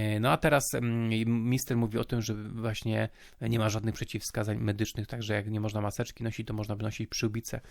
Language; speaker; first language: Polish; native; Polish